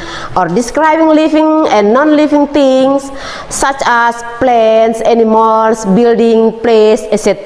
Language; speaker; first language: English; non-native, learner; Indonesian